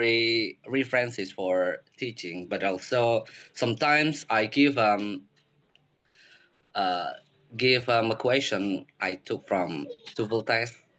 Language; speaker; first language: English; non-native, learner; Indonesian